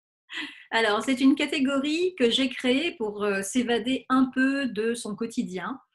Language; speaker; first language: French; native; French